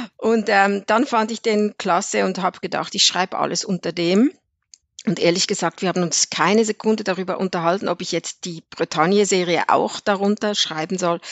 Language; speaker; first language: German; native; German